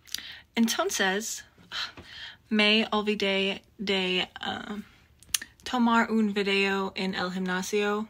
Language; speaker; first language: Spanish; non-native, learner; English